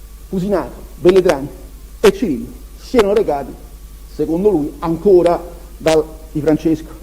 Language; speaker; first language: Italian; native; Italian